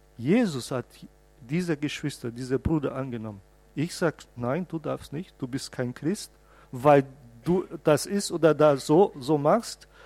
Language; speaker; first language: German; non-native, fluent; Portuguese